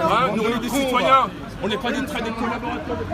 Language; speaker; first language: French; native; French